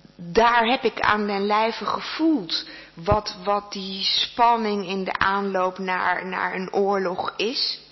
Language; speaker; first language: Dutch; native; Dutch